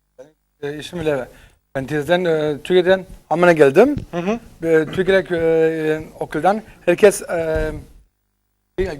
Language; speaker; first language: Turkish; early bilingual, heritage; Turkish